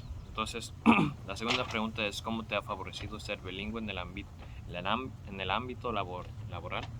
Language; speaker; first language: Spanish; early bilingual, heritage; Spanish